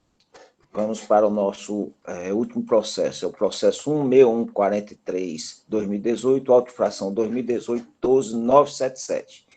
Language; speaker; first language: Portuguese; native; Portuguese